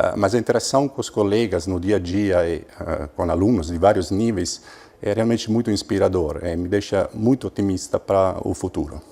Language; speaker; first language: Portuguese; non-native, fluent; Italian